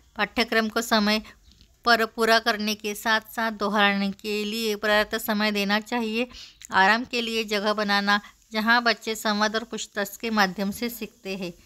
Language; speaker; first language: Hindi; non-native, local second language; Marathi